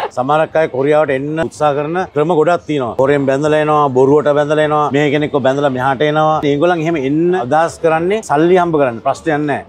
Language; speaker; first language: Sinhala; native; Sinhala